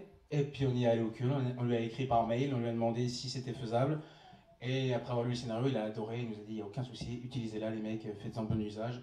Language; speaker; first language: French; native; French